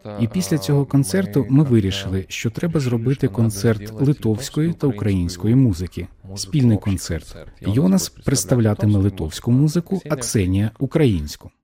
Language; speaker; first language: Ukrainian; non-native, fluent; Lithuanian